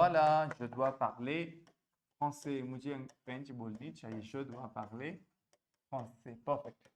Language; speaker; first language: French; non-native, fluent; Hindi